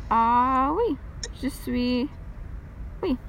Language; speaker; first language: French; non-native, learner; English